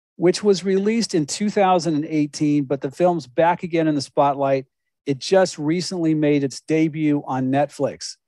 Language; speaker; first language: English; native; English